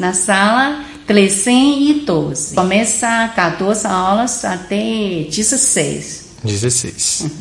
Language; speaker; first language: Portuguese; non-native, learner; Chinese